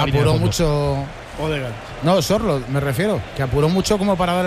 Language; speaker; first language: Spanish; native; Spanish